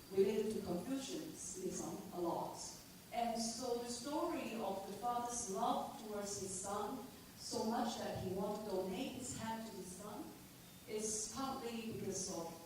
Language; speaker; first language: English; non-native, local second language; Chinese